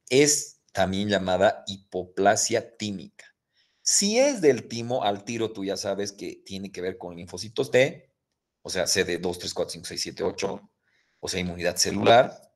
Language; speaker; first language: Spanish; native; Spanish